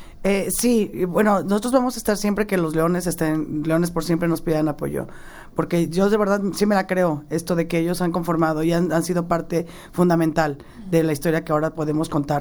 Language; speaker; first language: Spanish; native; Spanish